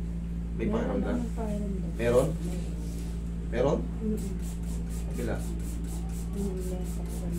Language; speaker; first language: Filipino; native; Filipino